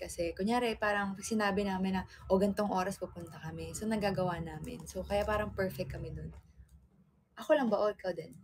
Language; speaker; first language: Filipino; native; Filipino